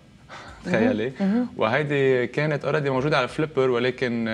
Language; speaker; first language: Arabic; native; Arabic